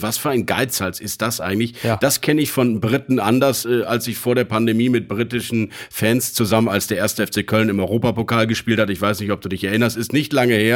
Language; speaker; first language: German; native; German